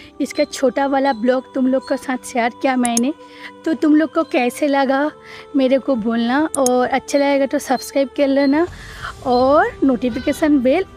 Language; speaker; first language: Hindi; non-native, local second language; Bangla